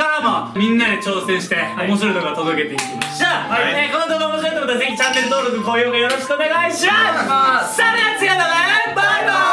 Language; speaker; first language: Japanese; native; Japanese